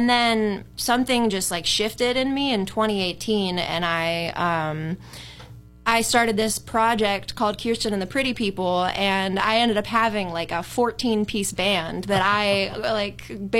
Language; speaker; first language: English; native; English